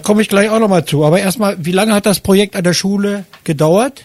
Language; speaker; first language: German; native; German